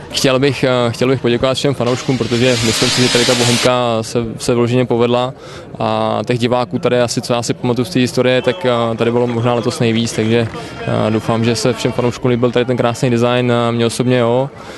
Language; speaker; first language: Czech; native; Czech